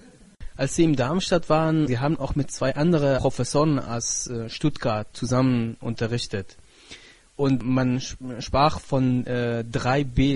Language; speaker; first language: German; non-native, fluent; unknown